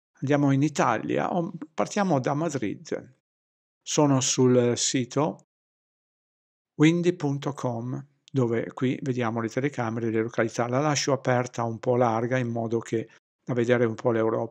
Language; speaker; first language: Italian; native; Italian